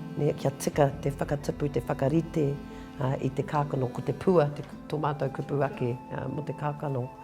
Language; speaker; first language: Māori; non-native, local second language; English